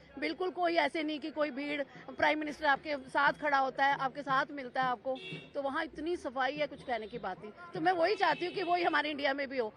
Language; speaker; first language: Hindi; non-native, local second language; Punjabi